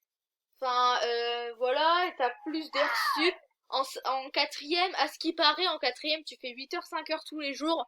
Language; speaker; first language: French; native; French